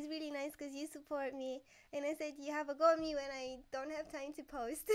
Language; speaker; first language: English; non-native, fluent; Romanian